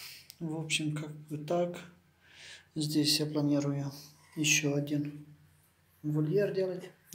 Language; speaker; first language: Russian; non-native, local second language; Romanian